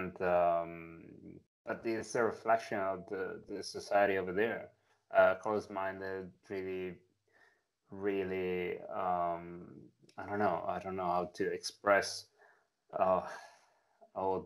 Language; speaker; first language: English; non-native, fluent; Italian